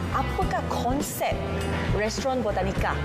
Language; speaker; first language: Malay; native; Malay